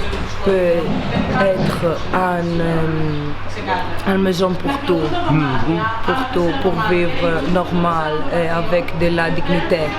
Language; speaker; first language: French; non-native, learner; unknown